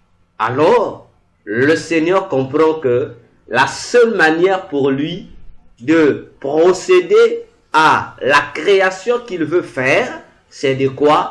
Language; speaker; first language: French; non-native, local second language; Lingala